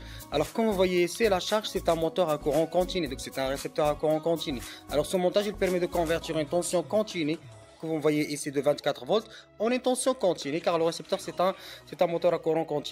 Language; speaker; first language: French; non-native, local second language; Arabic